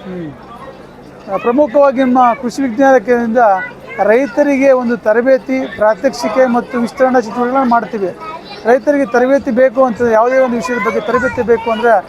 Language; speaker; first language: Kannada; native; Kannada